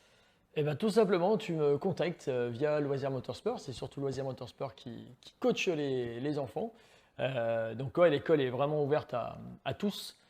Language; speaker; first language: French; native; French